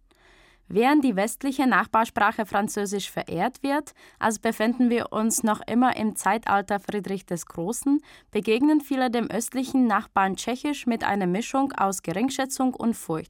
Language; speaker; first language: German; native; German